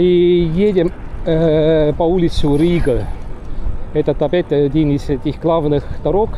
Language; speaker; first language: Russian; non-native, learner; Estonian